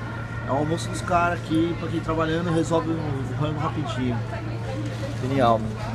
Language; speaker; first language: Portuguese; native; Portuguese